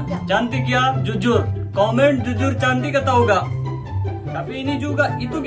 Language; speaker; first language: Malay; non-native, learner; Urdu